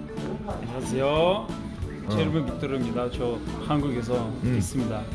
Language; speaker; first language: Korean; non-native, learner; Russian